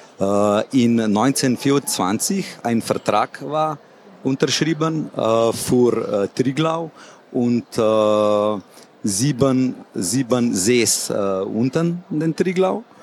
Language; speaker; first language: German; non-native, learner; Slovenian